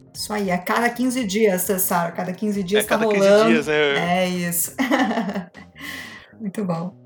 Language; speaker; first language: Portuguese; native; Portuguese